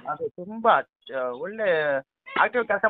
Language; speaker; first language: Kannada; native; Kannada